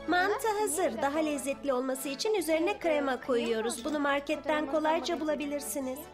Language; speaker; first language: Turkish; early bilingual, heritage; Turkish